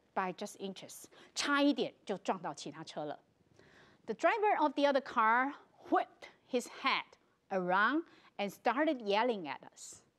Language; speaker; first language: English; non-native, fluent; Chinese